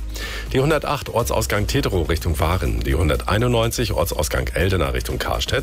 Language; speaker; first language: German; native; German